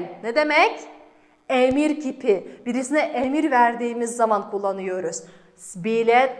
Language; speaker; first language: Turkish; non-native, fluent; Kazakh